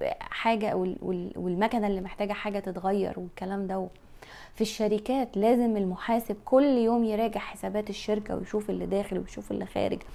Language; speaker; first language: Arabic; native; Arabic